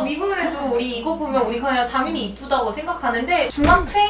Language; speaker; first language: Korean; non-native, fluent; English